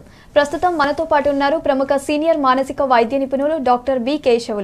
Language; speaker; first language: Telugu; native; Telugu